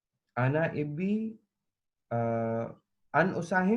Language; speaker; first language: Arabic; non-native, learner; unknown